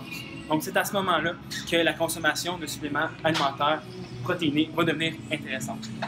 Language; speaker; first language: French; native; French